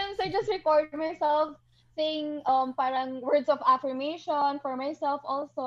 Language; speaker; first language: English; non-native, local second language; Hiligaynon